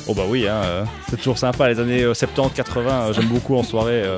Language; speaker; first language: French; native; French